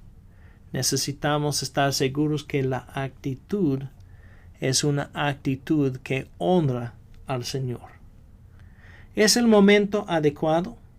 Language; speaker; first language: Spanish; non-native, fluent; English